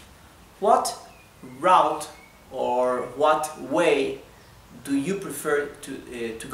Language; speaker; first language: English; non-native, fluent; Spanish